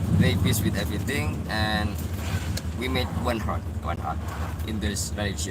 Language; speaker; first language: English; non-native, learner; Indonesian